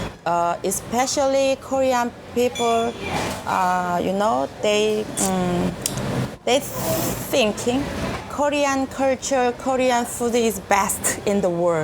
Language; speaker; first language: English; non-native, learner; Korean